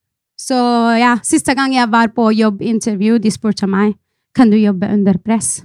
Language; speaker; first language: Norwegian; non-native, fluent; Arabic